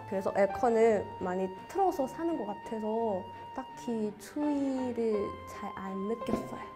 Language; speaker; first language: Korean; non-native, fluent; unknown